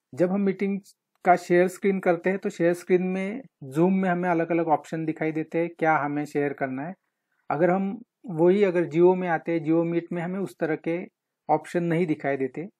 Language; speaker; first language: Hindi; non-native, local second language; Marathi